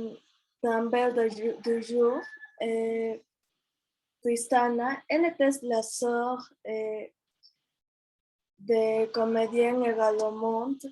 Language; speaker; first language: French; non-native, learner; Spanish